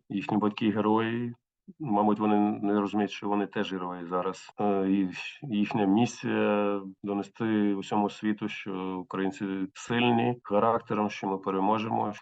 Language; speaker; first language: Ukrainian; non-native, local second language; Russian